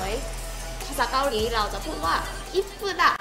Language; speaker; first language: Thai; non-native, fluent; Korean